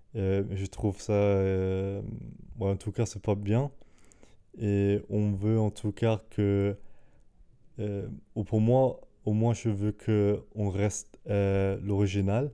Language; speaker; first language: French; non-native, fluent; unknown